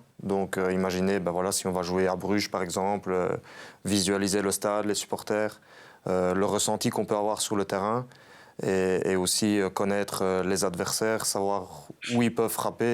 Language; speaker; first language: French; native; French